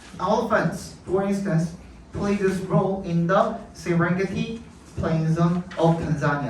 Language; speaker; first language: English; non-native, fluent; Korean